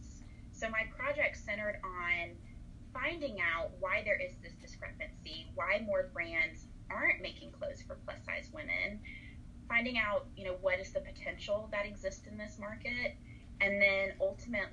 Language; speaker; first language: English; native; English